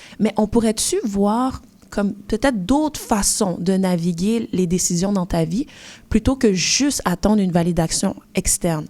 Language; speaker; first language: French; early bilingual, other home language; Haitian Creole